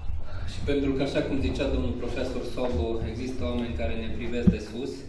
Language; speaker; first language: Romanian; native; Romanian